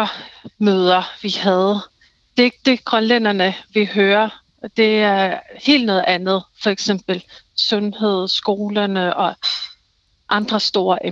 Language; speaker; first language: Danish; non-native, local second language; Kalaallisut